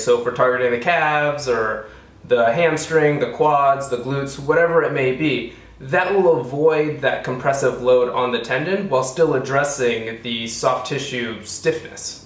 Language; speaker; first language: English; native; English